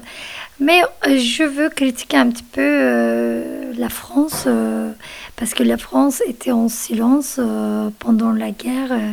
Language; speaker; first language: French; non-native, fluent; Kurdish